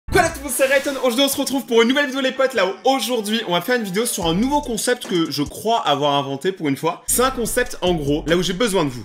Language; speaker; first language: French; native; French